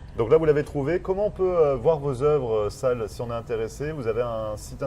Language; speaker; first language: French; native; French